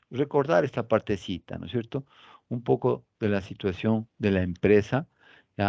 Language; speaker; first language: Spanish; native; Spanish